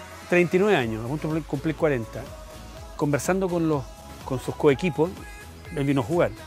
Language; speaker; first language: Spanish; native; Spanish